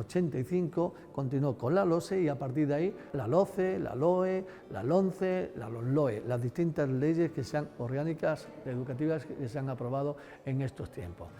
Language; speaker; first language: Spanish; native; Spanish